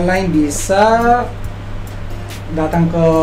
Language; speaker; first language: Indonesian; non-native, fluent; Arabic